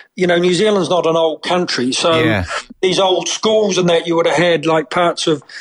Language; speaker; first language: English; native; English